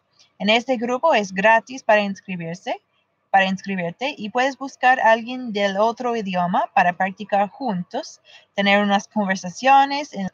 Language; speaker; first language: Spanish; non-native, fluent; English